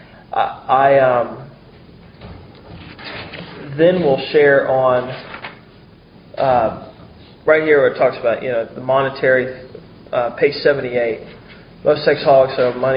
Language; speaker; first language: English; native; English